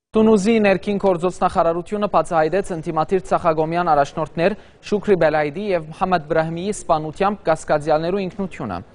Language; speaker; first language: Armenian; early bilingual, heritage; Armenian